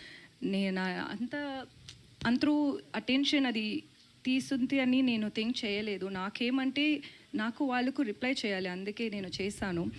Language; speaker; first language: Telugu; non-native, learner; Tamil